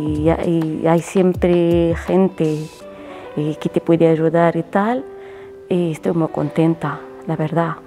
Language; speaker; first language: Spanish; non-native, learner; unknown